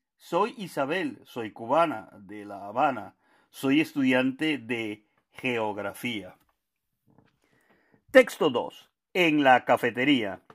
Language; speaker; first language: Spanish; non-native, fluent; Finnish